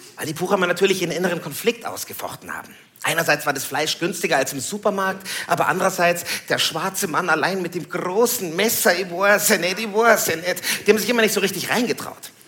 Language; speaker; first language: German; native; German